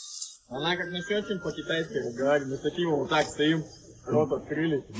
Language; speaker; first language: Russian; native; Russian